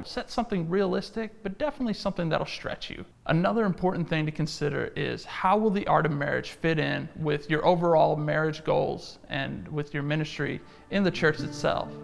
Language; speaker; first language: English; native; English